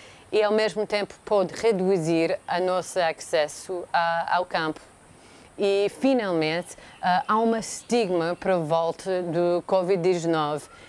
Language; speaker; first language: Portuguese; non-native, fluent; English